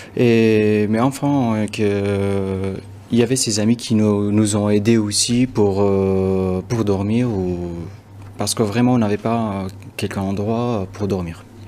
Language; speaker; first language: French; non-native, fluent; Arabic